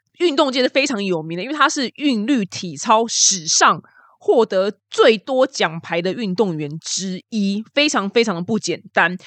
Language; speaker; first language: Chinese; native; Chinese